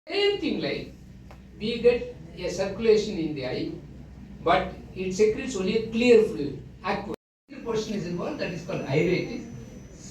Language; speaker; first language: English; non-native, local second language; Tamil